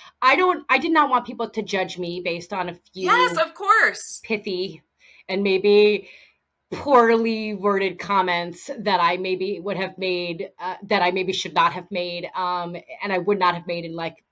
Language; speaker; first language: English; native; English